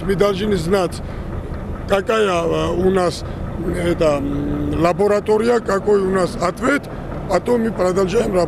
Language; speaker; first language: Russian; non-native, fluent; Georgian